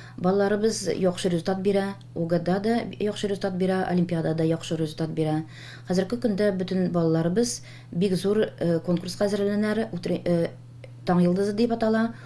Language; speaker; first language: Tatar; native; Tatar